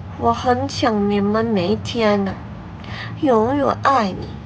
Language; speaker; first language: Chinese; non-native, learner; Thai